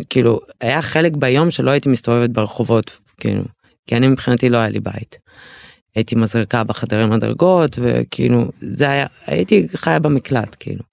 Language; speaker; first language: Hebrew; early bilingual, other home language; Russian